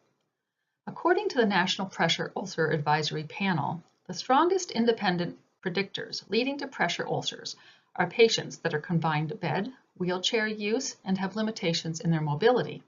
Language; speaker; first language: English; native; English